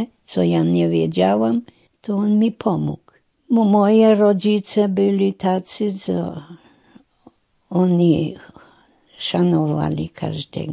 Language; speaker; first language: Polish; non-native, local second language; German